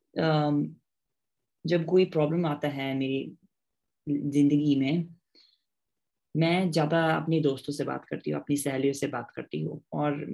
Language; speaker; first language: Hindi; non-native, fluent; English